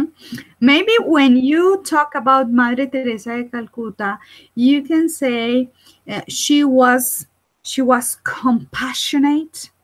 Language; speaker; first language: English; non-native, fluent; Spanish